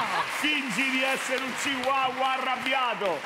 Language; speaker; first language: Italian; native; Italian